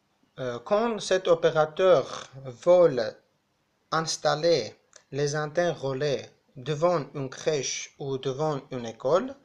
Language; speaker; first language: French; non-native, fluent; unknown